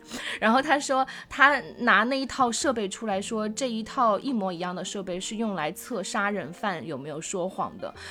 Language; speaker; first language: Chinese; native; Chinese